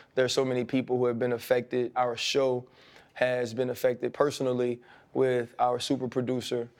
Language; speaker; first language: English; native; English